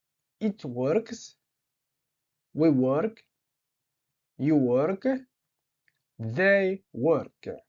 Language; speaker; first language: English; non-native, fluent; French